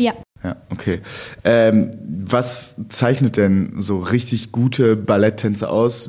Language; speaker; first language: German; native; German